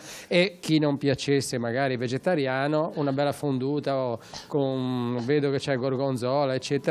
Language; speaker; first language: Italian; native; Italian